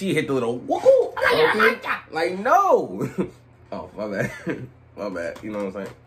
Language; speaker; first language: English; native; English